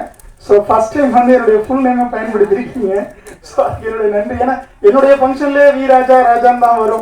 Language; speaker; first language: Tamil; native; Tamil